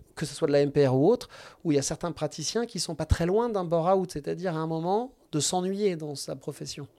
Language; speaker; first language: French; native; French